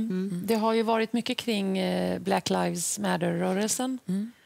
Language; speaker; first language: Swedish; native; Swedish